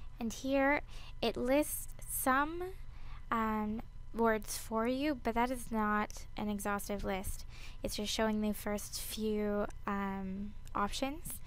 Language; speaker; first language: English; native; English